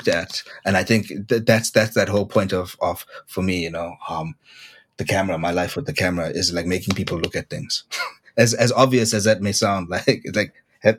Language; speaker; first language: English; native; English